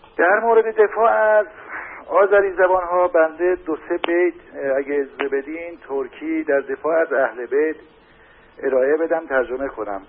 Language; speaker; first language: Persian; non-native, local second language; Azerbaijani